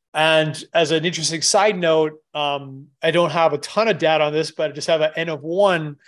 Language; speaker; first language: English; native; English